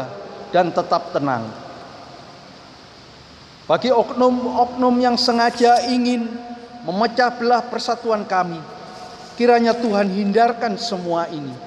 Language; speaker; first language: Indonesian; native; Indonesian